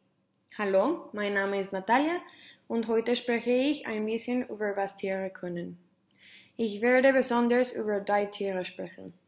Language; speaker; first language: German; non-native, learner; Spanish